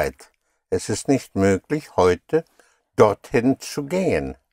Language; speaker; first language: German; non-native, fluent; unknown